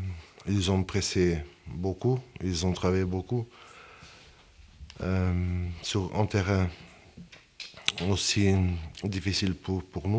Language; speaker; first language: French; non-native, fluent; Portuguese